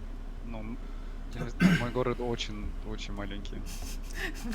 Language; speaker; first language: Russian; non-native, learner; English